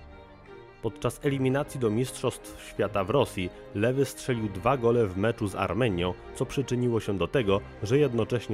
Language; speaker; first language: Polish; native; Polish